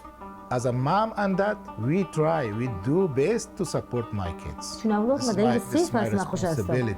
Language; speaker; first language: English; non-native, learner; Persian